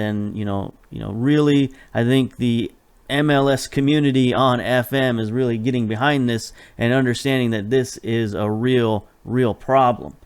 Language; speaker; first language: English; native; English